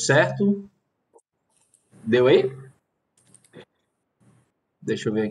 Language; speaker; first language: Portuguese; native; Portuguese